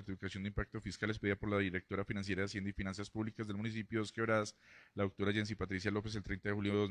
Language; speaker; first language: Spanish; native; Spanish